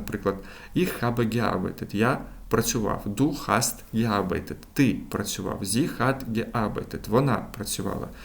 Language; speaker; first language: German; non-native, fluent; Ukrainian